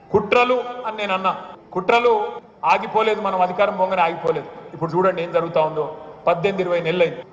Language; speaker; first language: Telugu; native; Telugu